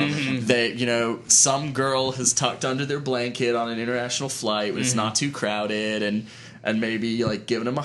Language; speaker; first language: English; native; English